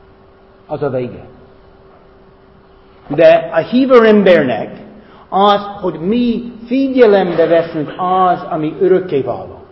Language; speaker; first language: Hungarian; non-native, fluent; English